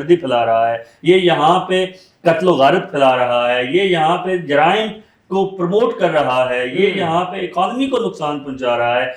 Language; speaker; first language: Urdu; native; Urdu